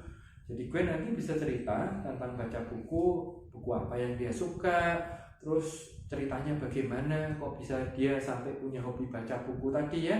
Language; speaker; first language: Indonesian; native; Indonesian